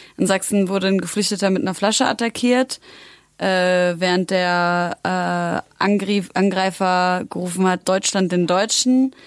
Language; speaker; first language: German; early bilingual, other home language; Arabic